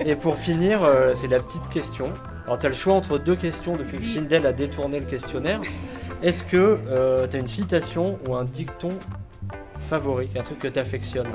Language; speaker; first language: French; native; French